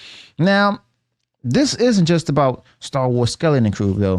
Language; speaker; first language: English; native; English